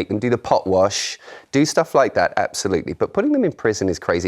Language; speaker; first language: English; native; English